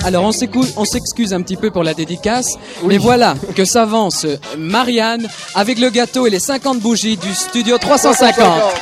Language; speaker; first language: French; native; French